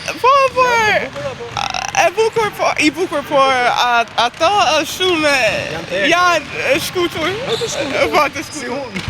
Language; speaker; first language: Albanian; non-native, learner; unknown